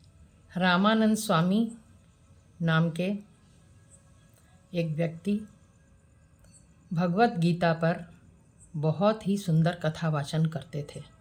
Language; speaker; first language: Hindi; native; Hindi